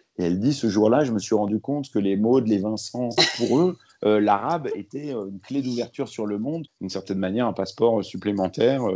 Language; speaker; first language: French; early bilingual, other home language; Arabic